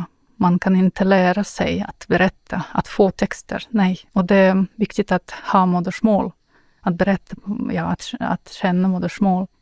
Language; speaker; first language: Swedish; non-native, fluent; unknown